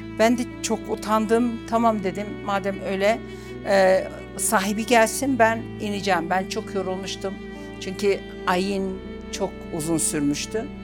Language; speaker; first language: Turkish; non-native, local second language; Arabic